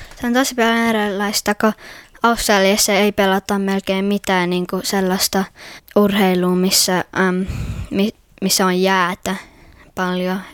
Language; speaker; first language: Finnish; early bilingual, heritage; Finnish